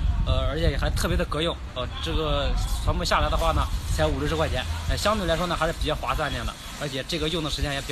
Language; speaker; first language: Chinese; native; Chinese